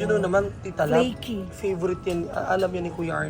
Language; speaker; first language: Filipino; native; Filipino